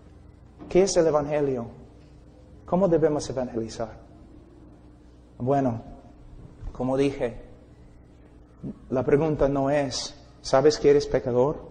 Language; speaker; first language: Spanish; non-native, fluent; English